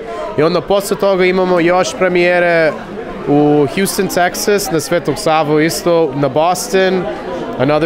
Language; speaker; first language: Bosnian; early bilingual, heritage; Serbian